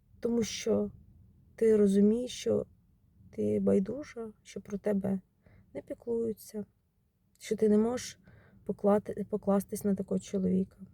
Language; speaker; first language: Ukrainian; non-native, local second language; Russian